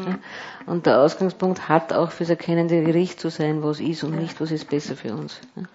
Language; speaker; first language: German; native; German